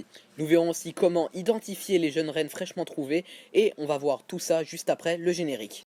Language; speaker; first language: French; native; French